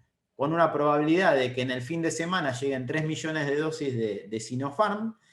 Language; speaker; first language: Spanish; native; Spanish